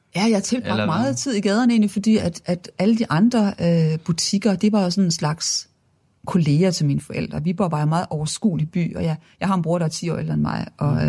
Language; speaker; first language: Danish; native; Danish